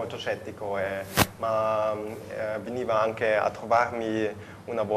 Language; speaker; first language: Italian; non-native, fluent; German